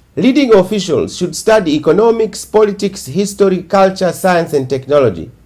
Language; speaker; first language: English; non-native, local second language; Swahili